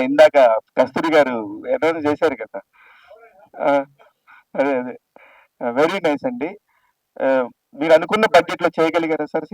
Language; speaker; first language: Telugu; native; Telugu